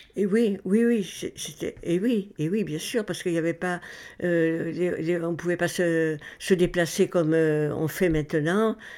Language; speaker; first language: French; native; French